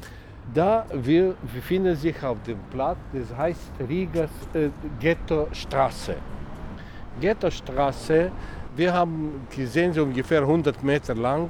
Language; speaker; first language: German; non-native, learner; Russian